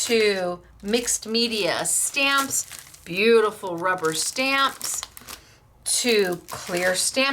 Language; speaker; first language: English; native; English